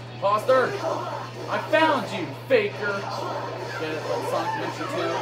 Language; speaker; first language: English; native; English